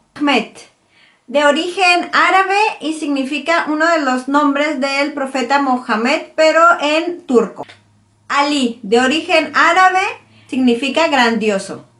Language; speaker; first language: Spanish; native; Spanish